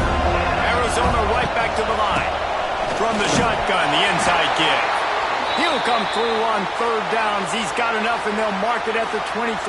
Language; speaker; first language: English; native; English